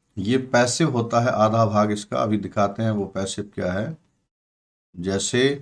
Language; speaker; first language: Hindi; native; Hindi